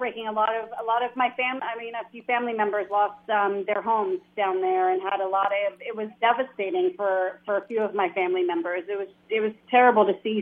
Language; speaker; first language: English; native; English